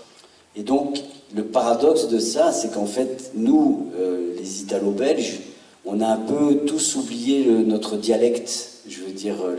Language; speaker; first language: French; early bilingual, other home language; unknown